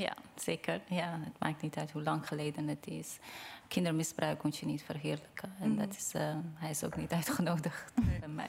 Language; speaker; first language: Dutch; non-native, fluent; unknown